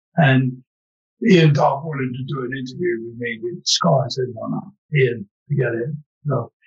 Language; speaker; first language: English; native; English